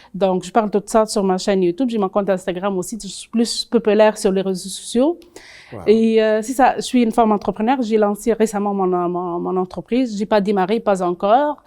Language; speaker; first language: French; non-native, local second language; Arabic